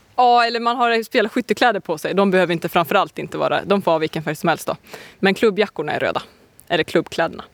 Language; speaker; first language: Swedish; native; Swedish